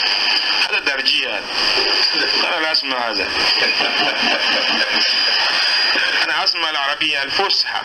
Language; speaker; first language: Arabic; non-native, fluent; Soninke